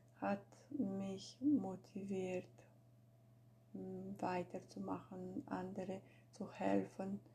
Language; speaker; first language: German; non-native, fluent; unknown